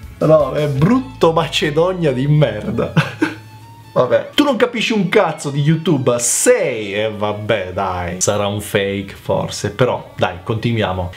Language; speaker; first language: Italian; early bilingual, other home language; Macedonian